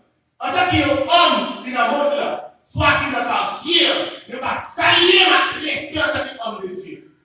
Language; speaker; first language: French; non-native, local second language; Haitian Creole